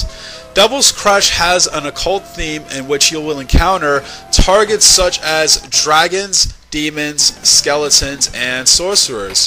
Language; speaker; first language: English; native; English